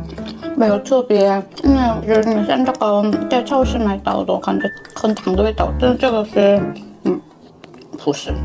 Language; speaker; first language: Chinese; non-native, learner; Korean